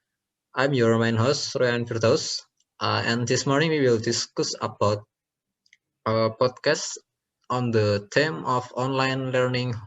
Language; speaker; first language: English; non-native, learner; Indonesian